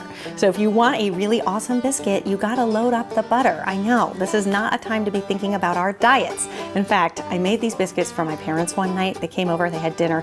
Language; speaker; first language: English; native; English